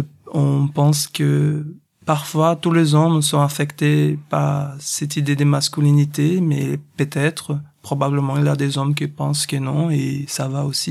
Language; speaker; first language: French; non-native, fluent; Portuguese